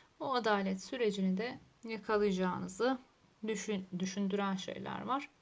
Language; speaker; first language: Turkish; native; Turkish